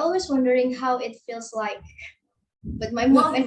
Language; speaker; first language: English; non-native, learner; Indonesian